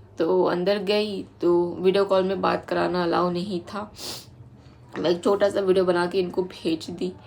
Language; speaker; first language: Hindi; non-native, local second language; Bangla